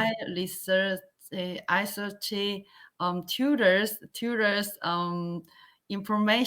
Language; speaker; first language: English; non-native, learner; Korean